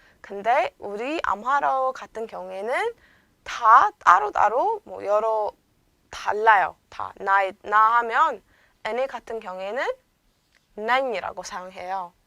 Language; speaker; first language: Korean; non-native, fluent; Amharic